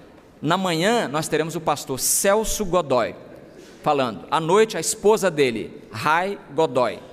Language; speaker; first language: Portuguese; native; Portuguese